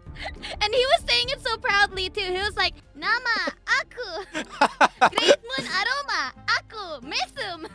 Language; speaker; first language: English; non-native, fluent; Indonesian